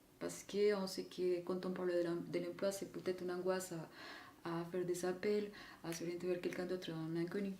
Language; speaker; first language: French; non-native, fluent; Spanish